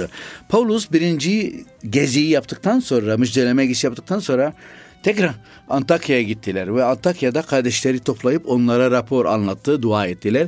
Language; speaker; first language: Turkish; non-native, fluent; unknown